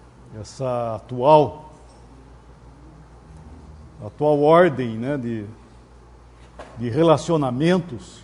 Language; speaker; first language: Portuguese; native; Portuguese